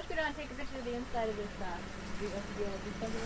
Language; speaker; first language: English; native; English